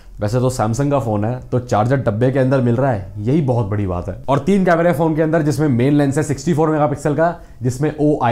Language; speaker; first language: Hindi; native; Hindi